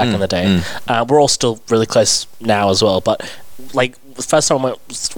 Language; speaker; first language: English; native; English